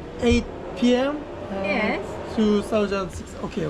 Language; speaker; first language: English; non-native, learner; Korean